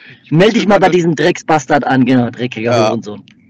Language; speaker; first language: German; native; German